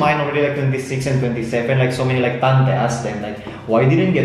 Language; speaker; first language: English; non-native, learner; Indonesian